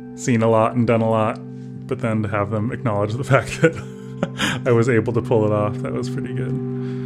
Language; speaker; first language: English; native; English